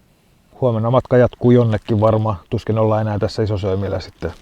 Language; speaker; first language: Finnish; native; Finnish